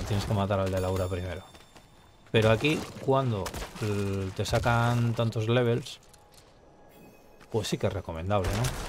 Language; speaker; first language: Spanish; native; Spanish